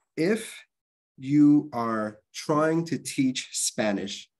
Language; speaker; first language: English; early bilingual, other home language; Spanish